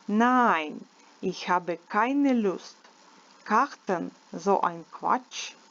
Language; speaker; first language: German; non-native, fluent; Ukrainian